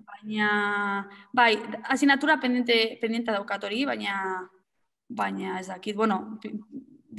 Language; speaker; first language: Basque; non-native, local second language; Spanish